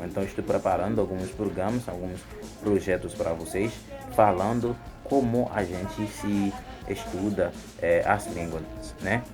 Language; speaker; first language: Portuguese; non-native, fluent; Haitian Creole